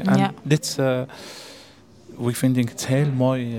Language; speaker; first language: Dutch; non-native, learner; Arabic